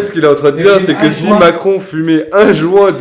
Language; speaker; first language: French; native; French